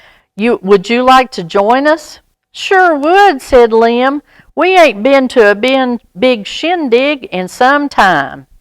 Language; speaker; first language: English; native; English